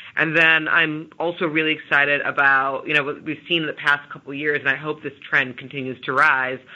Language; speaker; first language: English; native; English